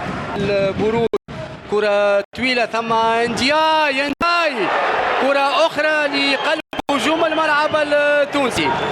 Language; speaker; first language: Arabic; native; Arabic